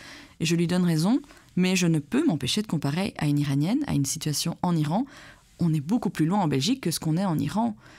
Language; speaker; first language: French; early bilingual, other home language; Persian